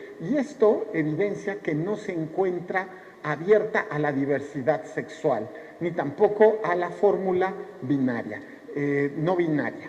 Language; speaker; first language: Spanish; native; Spanish